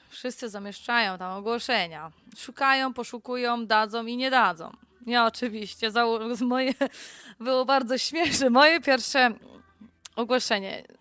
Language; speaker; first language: Polish; native; Polish